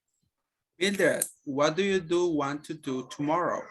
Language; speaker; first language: English; non-native, learner; Spanish